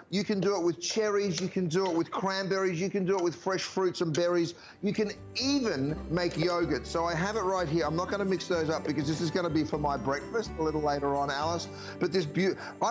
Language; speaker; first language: English; native; English